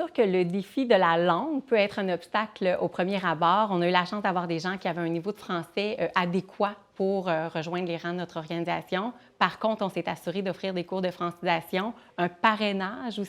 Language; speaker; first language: French; native; French